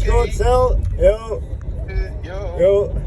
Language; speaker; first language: Dutch; non-native, learner; Filipino